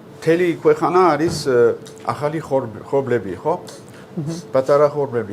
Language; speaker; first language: Georgian; non-native, learner; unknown